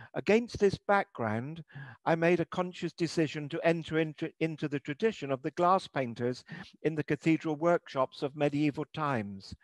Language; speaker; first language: English; native; English